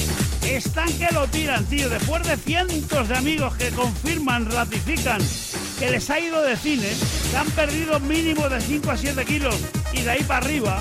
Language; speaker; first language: Spanish; native; Spanish